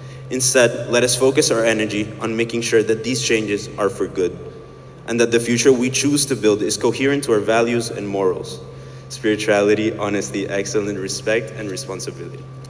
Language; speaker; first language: English; early bilingual, other home language; Spanish